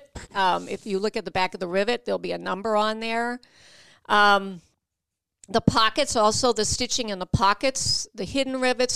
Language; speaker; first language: English; native; English